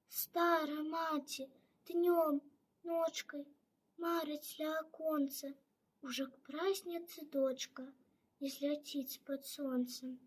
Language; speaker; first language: Belarusian; native; Belarusian